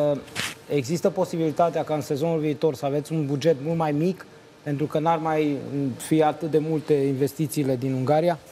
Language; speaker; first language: Romanian; native; Romanian